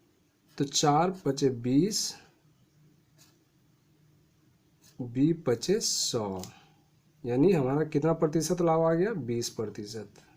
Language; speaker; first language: Hindi; native; Hindi